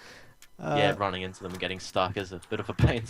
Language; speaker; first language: English; native; English